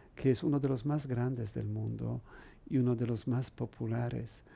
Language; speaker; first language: Spanish; non-native, fluent; Polish